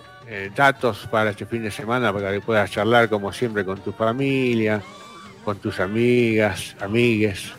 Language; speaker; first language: Spanish; native; Spanish